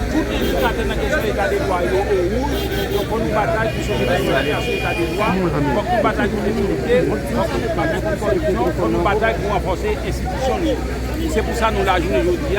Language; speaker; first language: French; non-native, local second language; Haitian Creole